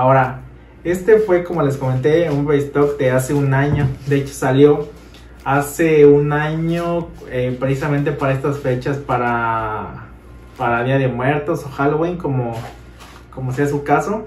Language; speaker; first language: Spanish; native; Spanish